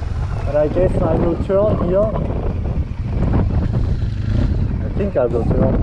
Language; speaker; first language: English; non-native, fluent; German